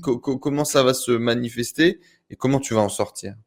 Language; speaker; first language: French; native; French